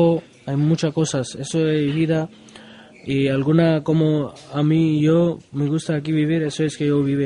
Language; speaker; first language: Spanish; non-native, learner; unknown